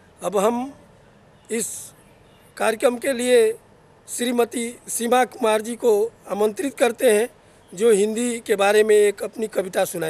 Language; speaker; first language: Hindi; native; Hindi